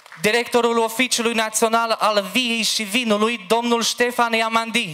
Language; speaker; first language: Romanian; native; Romanian